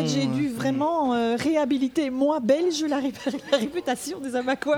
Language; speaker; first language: French; native; French